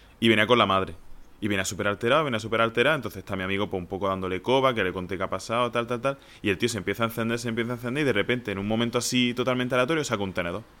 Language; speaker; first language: Spanish; native; Spanish